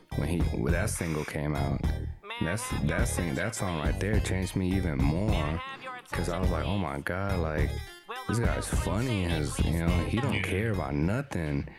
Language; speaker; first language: English; early bilingual, other home language; Spanish